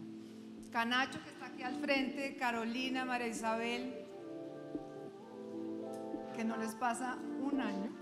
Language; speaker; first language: Spanish; native; Spanish